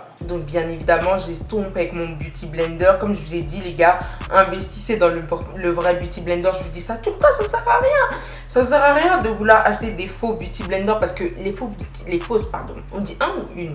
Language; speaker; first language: French; native; French